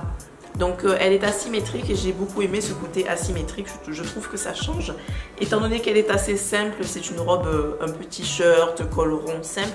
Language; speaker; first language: French; native; French